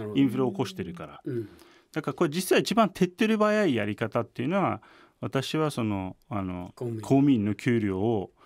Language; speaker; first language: Japanese; non-native, fluent; Turkish